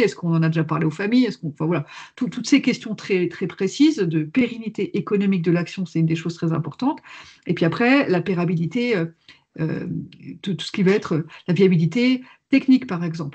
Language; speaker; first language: French; native; French